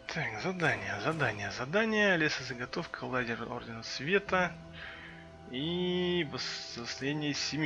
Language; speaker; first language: Russian; native; Russian